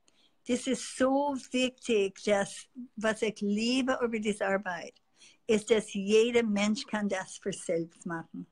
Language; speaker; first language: German; non-native, fluent; English